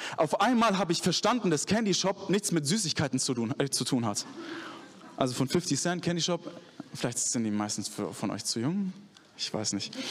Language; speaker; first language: German; early bilingual, other home language; Arabic